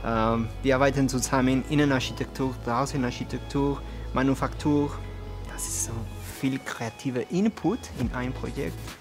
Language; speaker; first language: German; non-native, fluent; English